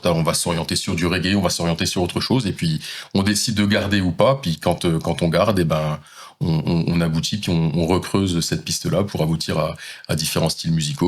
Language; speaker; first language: French; native; French